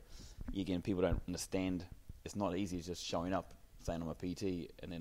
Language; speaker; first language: English; native; English